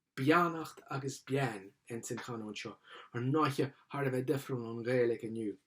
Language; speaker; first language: Irish; non-native, local second language; English